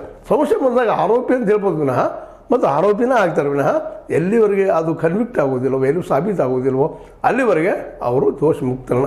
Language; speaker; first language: Kannada; native; Kannada